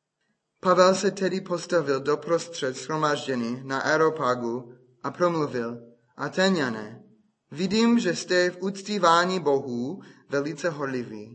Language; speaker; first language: Czech; non-native, fluent; English